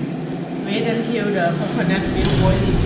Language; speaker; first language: English; non-native, learner; Thai